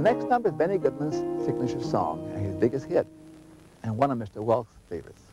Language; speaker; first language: English; native; English